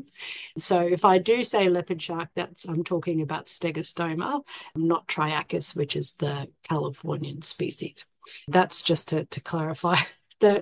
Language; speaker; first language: English; native; English